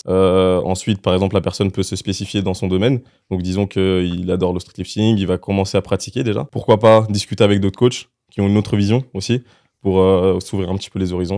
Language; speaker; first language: French; native; French